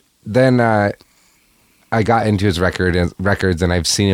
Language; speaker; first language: English; native; English